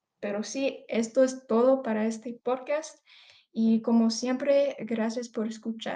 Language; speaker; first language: Spanish; early bilingual, heritage; English